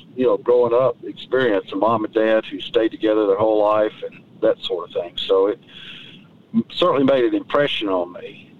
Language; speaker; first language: English; native; English